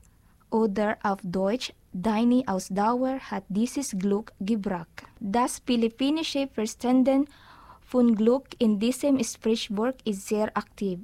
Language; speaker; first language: German; non-native, learner; Filipino